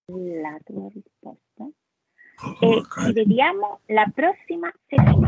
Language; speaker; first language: Italian; non-native, learner; Spanish